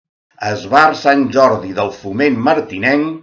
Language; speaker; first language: Catalan; native; Catalan